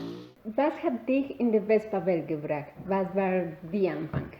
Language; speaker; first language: German; non-native, learner; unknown